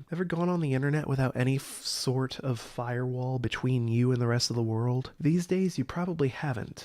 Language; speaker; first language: English; native; English